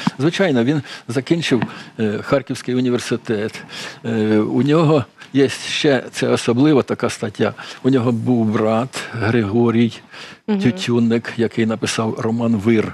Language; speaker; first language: Ukrainian; native; Ukrainian